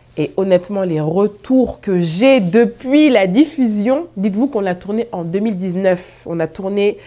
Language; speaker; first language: French; native; French